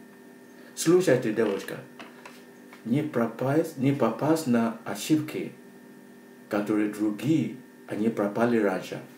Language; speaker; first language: Russian; non-native, learner; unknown